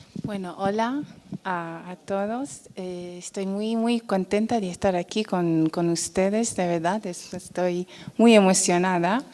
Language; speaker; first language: Spanish; non-native, fluent; Persian